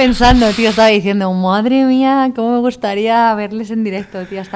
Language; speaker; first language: Spanish; native; Spanish